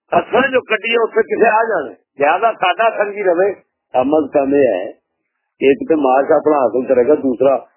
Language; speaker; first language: Urdu; non-native, local second language; Punjabi